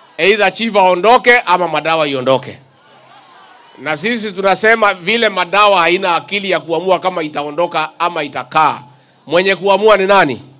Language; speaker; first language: Swahili; non-native, local second language; Kikuyu